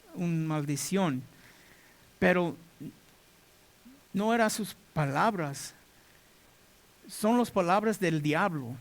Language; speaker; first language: Spanish; non-native, learner; English